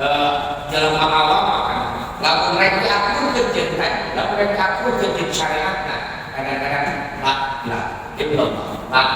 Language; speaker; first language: Indonesian; non-native, local second language; Sundanese